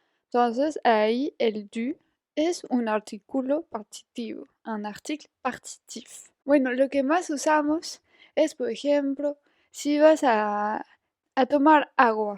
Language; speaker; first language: Spanish; non-native, fluent; French